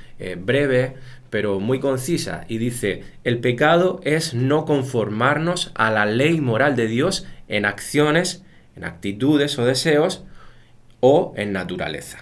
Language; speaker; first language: Spanish; native; Spanish